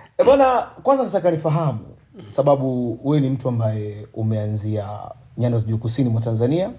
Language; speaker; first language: Swahili; native; Swahili